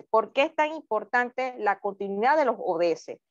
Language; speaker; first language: Spanish; native; Spanish